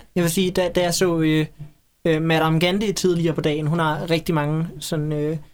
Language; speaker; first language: Danish; early bilingual, other home language; Icelandic